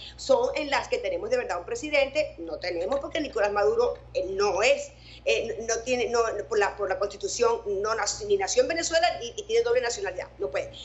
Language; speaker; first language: Spanish; native; Spanish